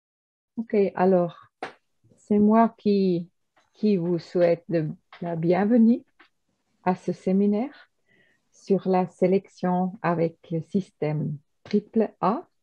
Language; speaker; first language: French; non-native, fluent; German